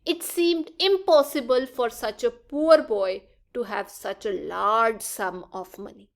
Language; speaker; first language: English; non-native, local second language; Punjabi